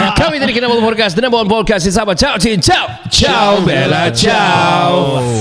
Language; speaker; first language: Malay; native; Malay